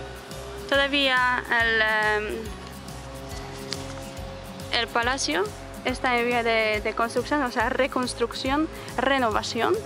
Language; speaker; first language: Spanish; non-native, fluent; Polish